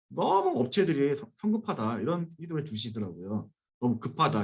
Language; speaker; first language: Korean; native; Korean